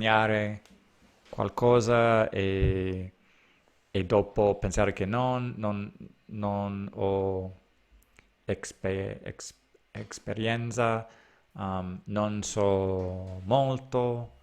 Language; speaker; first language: Italian; non-native, learner; English